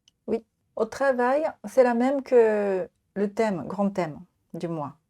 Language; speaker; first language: French; non-native, fluent; Japanese